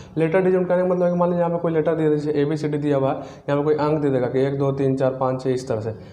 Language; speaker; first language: Hindi; native; Hindi